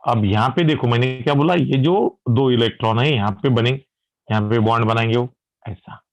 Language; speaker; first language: Hindi; non-native, local second language; Marathi